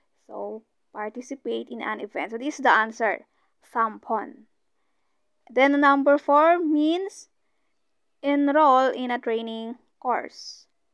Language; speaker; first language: English; non-native, local second language; Filipino